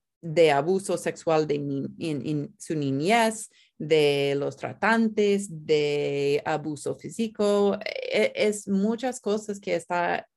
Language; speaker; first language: Spanish; non-native, fluent; English